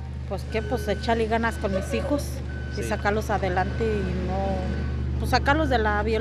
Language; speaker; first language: Spanish; native; Spanish